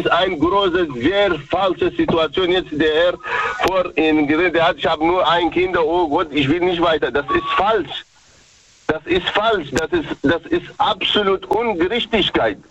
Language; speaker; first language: German; non-native, learner; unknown